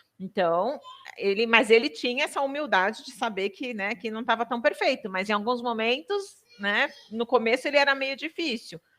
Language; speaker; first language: Portuguese; native; Portuguese